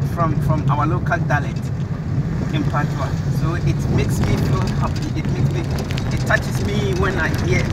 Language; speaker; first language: English; non-native, local second language; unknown